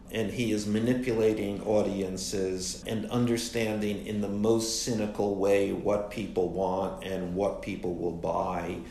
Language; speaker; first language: English; native; English